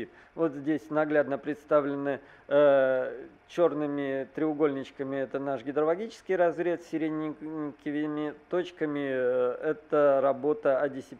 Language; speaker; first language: Russian; native; Russian